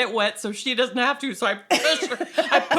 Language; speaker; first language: English; native; English